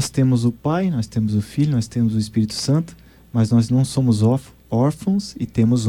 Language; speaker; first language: Portuguese; native; Portuguese